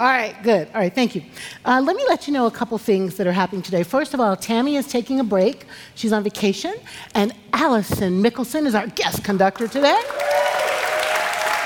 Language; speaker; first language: English; native; English